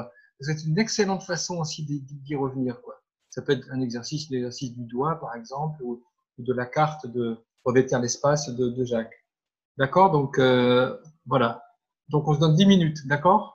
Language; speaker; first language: French; native; French